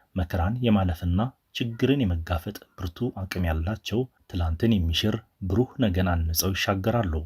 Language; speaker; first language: Amharic; native; Amharic